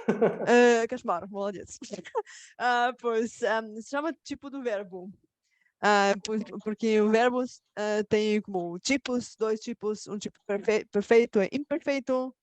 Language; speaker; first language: Portuguese; non-native, fluent; Russian